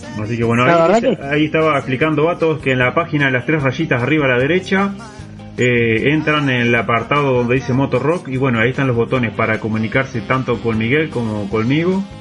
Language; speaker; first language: Spanish; native; Spanish